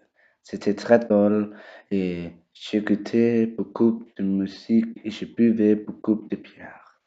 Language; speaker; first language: French; non-native, learner; Danish